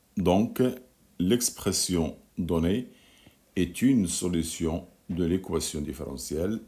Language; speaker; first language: French; non-native, local second language; Arabic